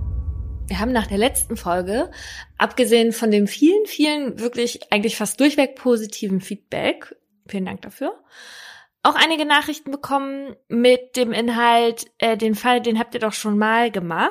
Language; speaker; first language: German; native; German